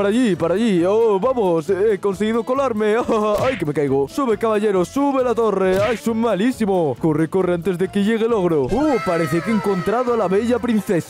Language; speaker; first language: Spanish; native; Spanish